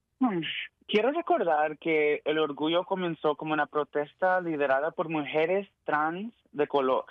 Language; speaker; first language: Spanish; early bilingual, heritage; Spanish